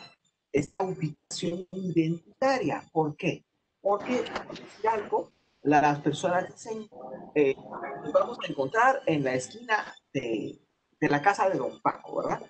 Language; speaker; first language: Spanish; native; Spanish